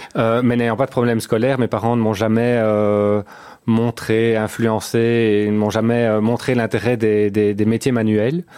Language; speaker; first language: French; native; French